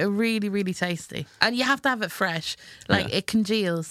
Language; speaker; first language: English; native; English